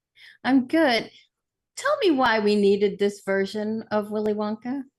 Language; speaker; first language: English; native; English